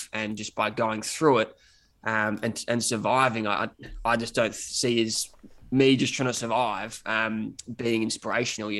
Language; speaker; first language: English; native; English